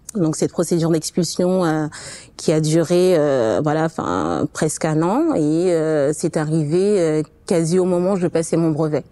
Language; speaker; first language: French; non-native, fluent; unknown